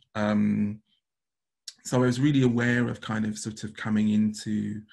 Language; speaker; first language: English; native; English